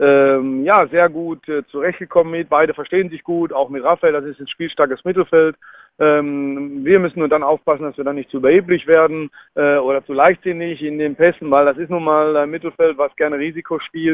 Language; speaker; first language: German; native; German